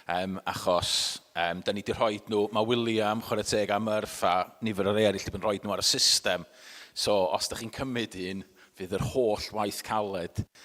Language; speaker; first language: Welsh; native; Welsh